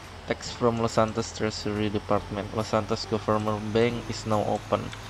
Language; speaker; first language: English; non-native, learner; Indonesian